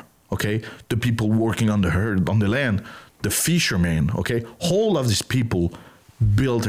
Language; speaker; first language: English; non-native, learner; French